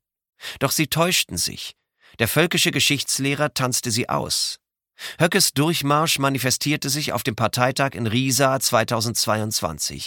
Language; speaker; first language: German; native; German